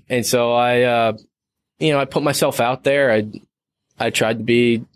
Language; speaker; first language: English; native; English